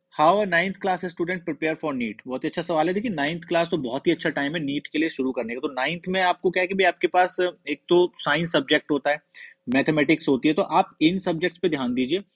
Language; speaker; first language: Hindi; native; Hindi